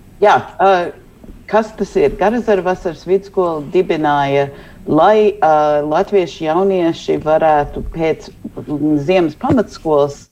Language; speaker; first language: Latvian; early bilingual, heritage; Latvian